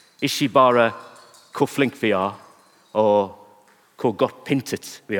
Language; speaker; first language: Norwegian; non-native, fluent; English